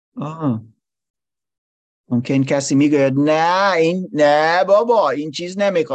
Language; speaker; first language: Persian; non-native, learner; English